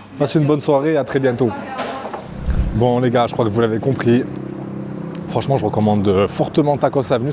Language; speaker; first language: French; native; French